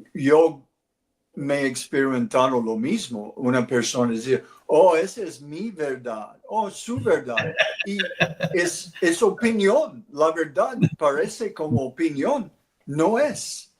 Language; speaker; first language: Spanish; non-native, learner; English